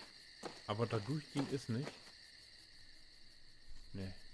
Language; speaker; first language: German; native; German